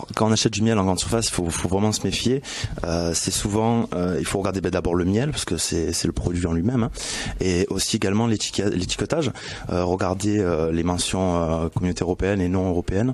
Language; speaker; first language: French; native; French